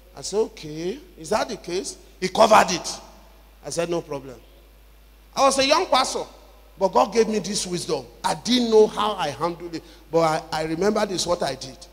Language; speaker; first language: English; non-native, local second language; Yoruba